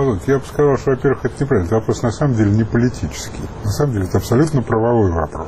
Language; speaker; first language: Russian; native; Russian